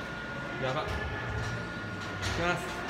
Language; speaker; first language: Japanese; native; Japanese